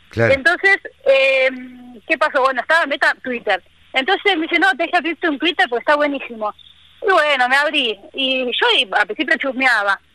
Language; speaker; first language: Spanish; native; Spanish